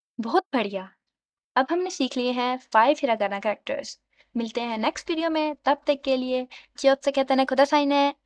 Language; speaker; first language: Urdu; native; Urdu